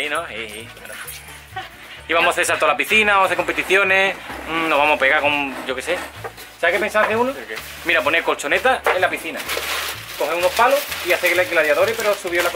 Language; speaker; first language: Spanish; native; Spanish